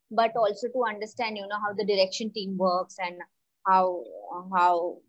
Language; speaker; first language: English; non-native, local second language; Marathi